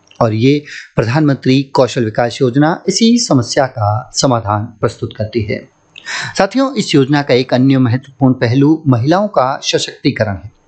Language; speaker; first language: Hindi; native; Hindi